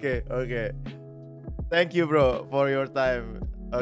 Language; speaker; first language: English; non-native, fluent; Indonesian